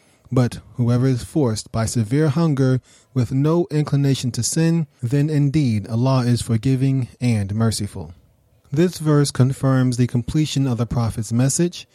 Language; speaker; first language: English; native; English